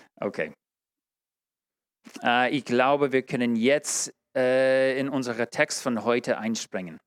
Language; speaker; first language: German; non-native, fluent; English